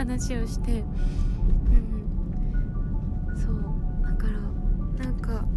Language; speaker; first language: Japanese; native; Japanese